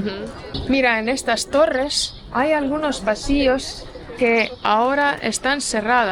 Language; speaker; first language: Spanish; non-native, fluent; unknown